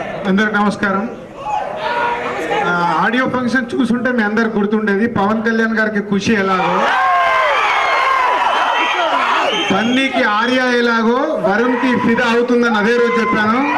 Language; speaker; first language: Telugu; native; Telugu